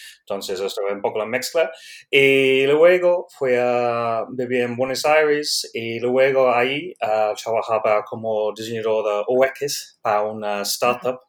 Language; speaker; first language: Spanish; non-native, learner; English